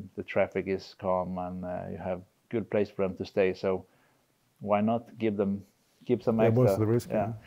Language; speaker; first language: English; non-native, fluent; Swedish